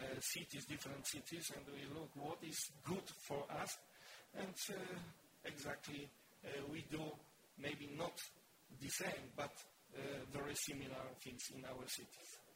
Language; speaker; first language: English; non-native, learner; Polish